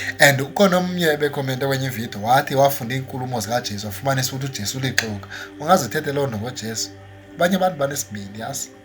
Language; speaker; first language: Zulu; non-native, local second language; Xhosa